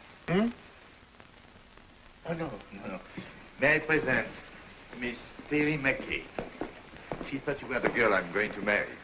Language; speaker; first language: English; non-native, fluent; French